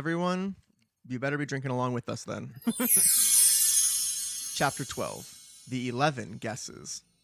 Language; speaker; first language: English; native; English